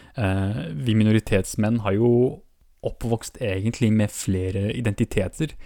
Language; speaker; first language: Norwegian; early bilingual, other home language; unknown